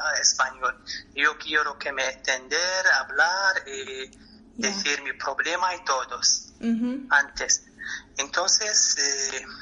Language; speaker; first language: Spanish; non-native, learner; Arabic